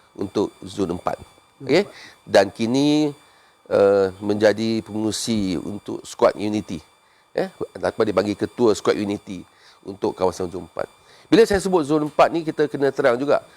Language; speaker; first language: Malay; non-native, local second language; Chinese